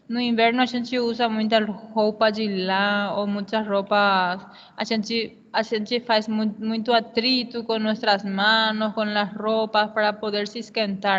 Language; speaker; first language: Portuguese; non-native, fluent; Spanish